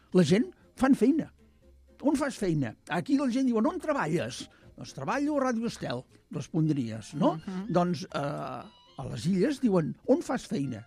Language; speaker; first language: Catalan; native; Catalan